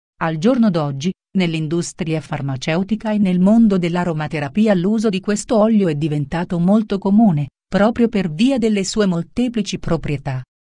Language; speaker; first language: Italian; native; Italian